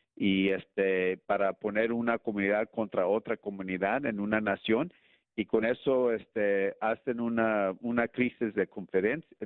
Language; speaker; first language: Spanish; early bilingual, heritage; Spanish